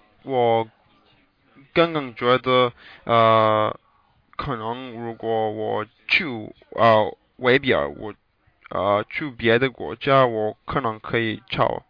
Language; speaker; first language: Chinese; non-native, learner; English